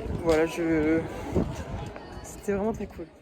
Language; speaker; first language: French; native; French